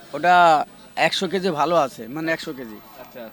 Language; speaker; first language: Bangla; native; Bangla